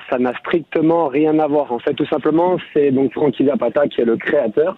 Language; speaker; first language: French; native; French